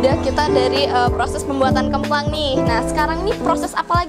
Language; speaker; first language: Indonesian; native; Indonesian